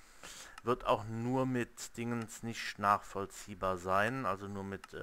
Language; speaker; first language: German; native; German